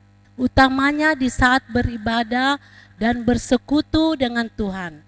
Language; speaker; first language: Indonesian; native; Indonesian